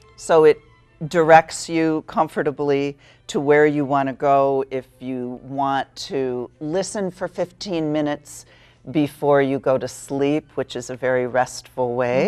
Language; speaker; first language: English; native; English